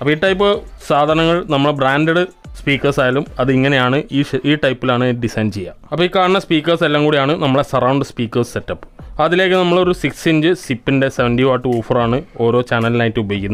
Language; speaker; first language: Malayalam; native; Malayalam